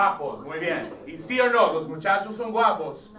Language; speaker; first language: Spanish; non-native, fluent; English